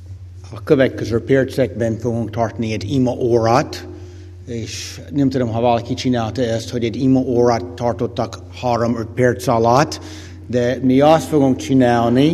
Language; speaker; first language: Hungarian; non-native, fluent; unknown